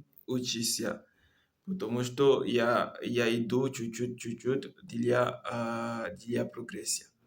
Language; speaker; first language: Russian; non-native, learner; Comorian